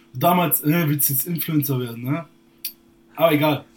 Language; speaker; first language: German; native; German